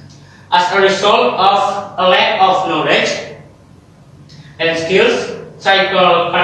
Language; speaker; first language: English; non-native, learner; Indonesian